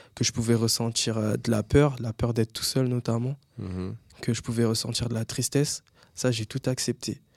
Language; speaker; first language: French; native; French